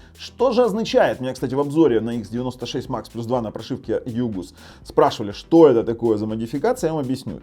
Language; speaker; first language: Russian; native; Russian